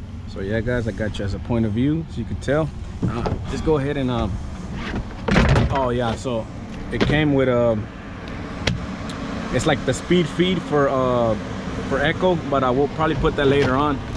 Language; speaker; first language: English; early bilingual, other home language; Spanish